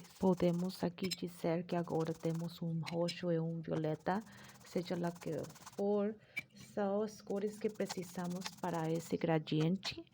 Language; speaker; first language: Portuguese; non-native, learner; Spanish